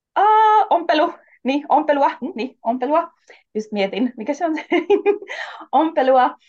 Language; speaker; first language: Finnish; non-native, fluent; German